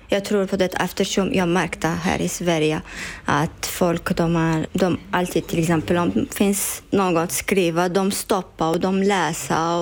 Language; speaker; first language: Swedish; non-native, learner; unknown